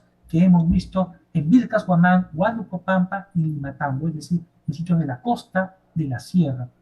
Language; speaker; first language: Spanish; native; Spanish